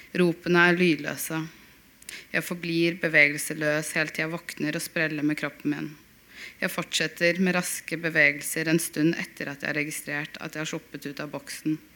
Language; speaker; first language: Norwegian; early bilingual, other home language; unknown